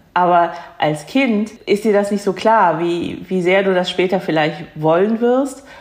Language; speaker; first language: German; early bilingual, other home language; Korean